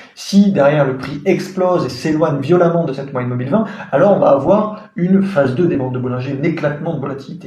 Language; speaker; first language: French; native; French